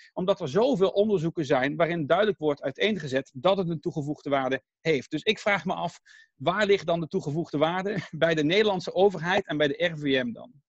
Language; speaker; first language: Dutch; native; Dutch